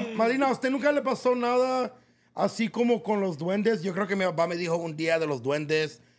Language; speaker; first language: Spanish; early bilingual, other home language; English